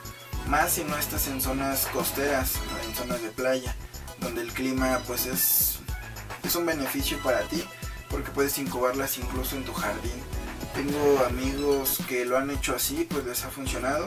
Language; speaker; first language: Spanish; native; Spanish